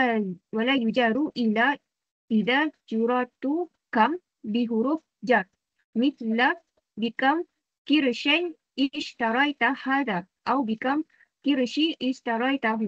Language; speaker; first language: Arabic; non-native, learner; Malay